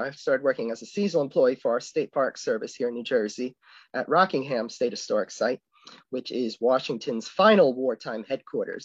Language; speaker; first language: English; native; English